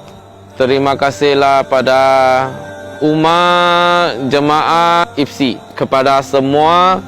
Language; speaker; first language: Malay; non-native, local second language; Chinese